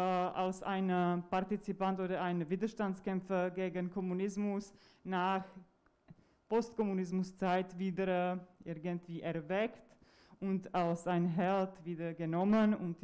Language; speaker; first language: German; non-native, fluent; Czech